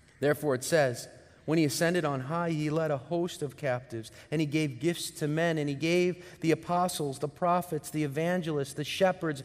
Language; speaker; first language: English; native; English